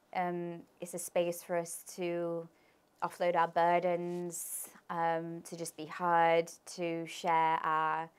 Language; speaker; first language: English; native; English